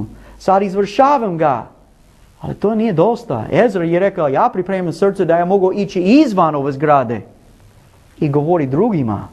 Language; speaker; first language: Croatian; non-native, learner; English